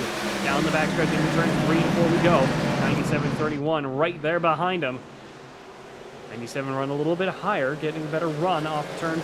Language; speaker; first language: English; native; English